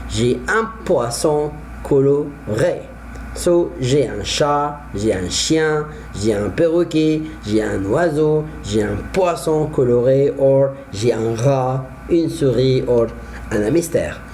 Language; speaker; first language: French; non-native, fluent; Arabic